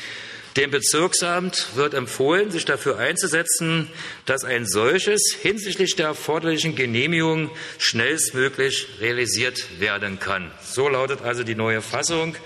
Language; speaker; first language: German; native; German